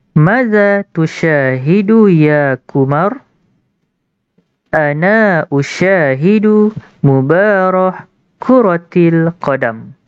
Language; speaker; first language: Arabic; non-native, fluent; Malay